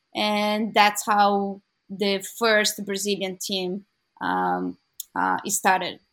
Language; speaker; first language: English; non-native, learner; Portuguese